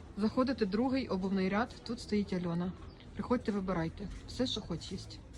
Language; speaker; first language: Ukrainian; native; Ukrainian